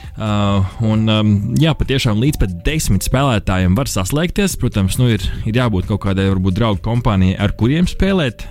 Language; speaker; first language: Latvian; native; Latvian